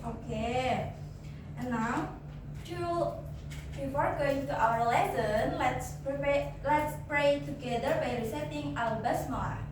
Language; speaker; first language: English; non-native, learner; Indonesian